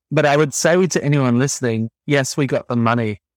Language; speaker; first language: English; native; English